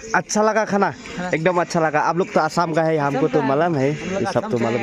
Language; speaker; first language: Hindi; non-native, local second language; Khasi